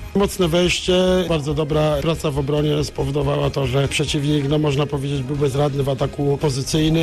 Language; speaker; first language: Polish; native; Polish